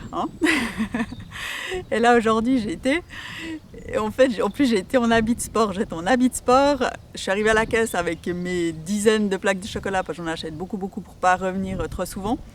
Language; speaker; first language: French; native; French